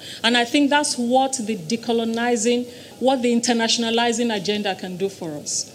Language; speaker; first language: English; non-native, local second language; Yoruba